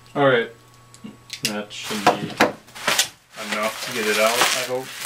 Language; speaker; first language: English; native; English